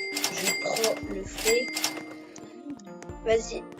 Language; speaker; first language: French; native; French